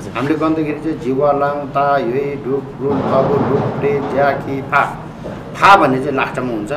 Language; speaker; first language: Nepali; non-native, local second language; Eastern Tamang